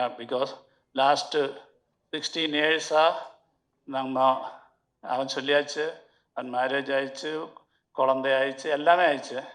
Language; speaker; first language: Tamil; non-native, learner; Malayalam